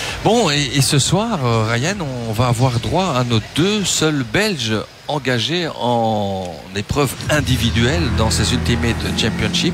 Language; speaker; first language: French; native; French